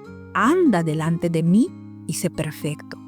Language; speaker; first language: Spanish; native; Spanish